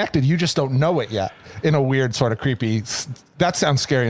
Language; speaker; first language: English; native; English